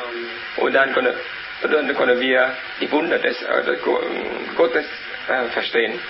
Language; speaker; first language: German; non-native, learner; Vietnamese